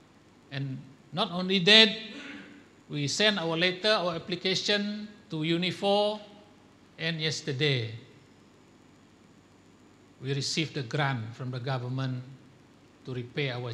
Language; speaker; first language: English; non-native, local second language; Malay